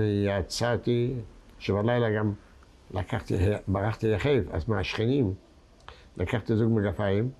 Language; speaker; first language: Hebrew; non-native, fluent; Yiddish